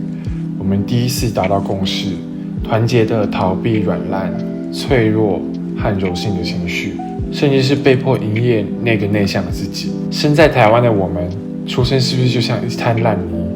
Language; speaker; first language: Chinese; native; Chinese